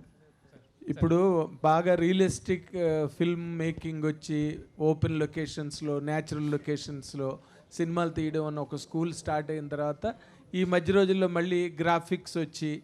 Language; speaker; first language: Telugu; native; Telugu